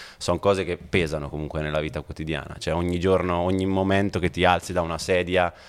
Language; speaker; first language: Italian; native; Italian